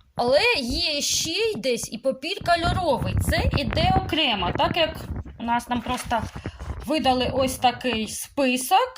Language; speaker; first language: Ukrainian; non-native, local second language; Russian